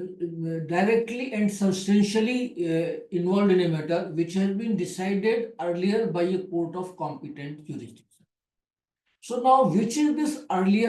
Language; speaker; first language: English; non-native, local second language; Hindi